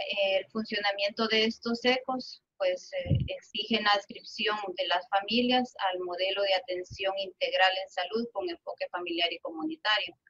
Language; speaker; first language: Spanish; native; Spanish